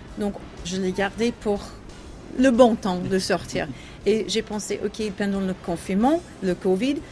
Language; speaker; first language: French; non-native, learner; English